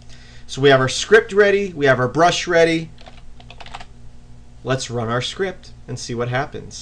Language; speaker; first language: English; native; English